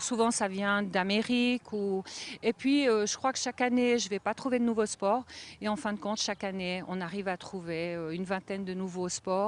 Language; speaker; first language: French; native; French